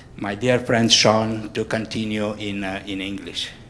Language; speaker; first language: English; non-native, fluent; Romanian